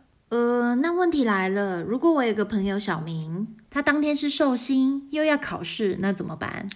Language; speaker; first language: Chinese; native; Chinese